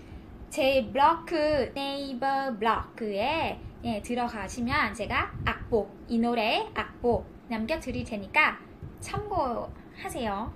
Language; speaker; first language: Korean; non-native, fluent; Thai